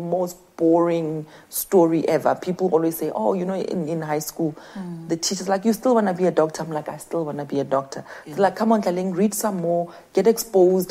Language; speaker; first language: English; non-native, local second language; Southern Sotho